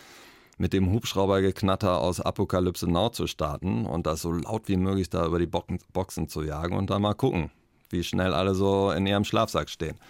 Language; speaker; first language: German; native; German